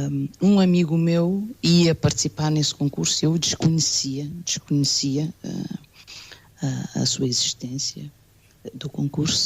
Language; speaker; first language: Portuguese; non-native, local second language; Kabuverdianu